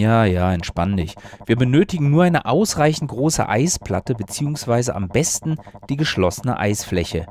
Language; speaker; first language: German; native; German